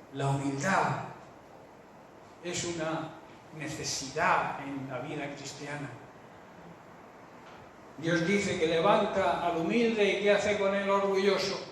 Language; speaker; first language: Spanish; native; Spanish